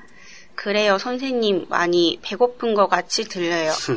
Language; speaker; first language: Korean; non-native, learner; Japanese